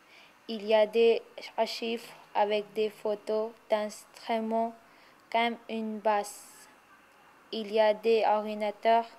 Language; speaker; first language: French; non-native, learner; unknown